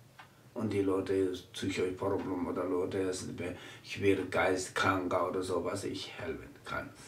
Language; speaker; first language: German; non-native, learner; Tibetan